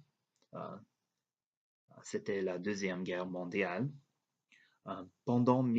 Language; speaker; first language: French; non-native, learner; English